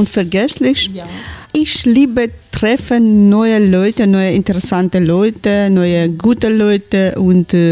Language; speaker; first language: German; non-native, learner; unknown